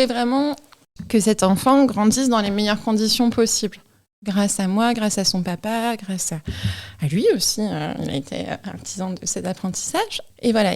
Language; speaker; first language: French; native; French